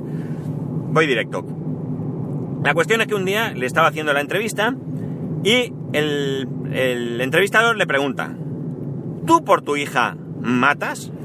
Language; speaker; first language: Spanish; native; Spanish